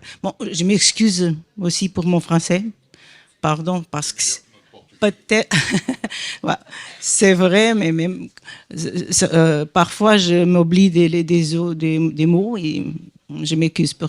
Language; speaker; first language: French; non-native, fluent; Portuguese